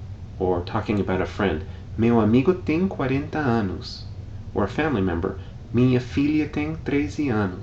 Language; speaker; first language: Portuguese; non-native, fluent; English